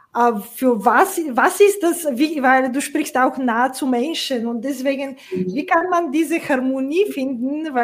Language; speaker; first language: German; non-native, fluent; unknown